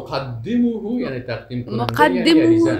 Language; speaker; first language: Arabic; non-native, fluent; Persian